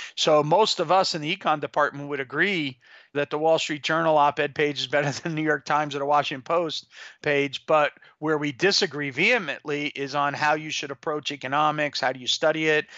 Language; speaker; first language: English; native; English